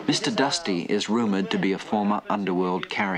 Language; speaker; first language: English; native; English